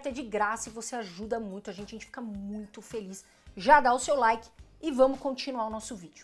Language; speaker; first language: Portuguese; native; Portuguese